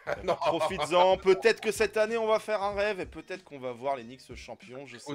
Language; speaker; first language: French; native; French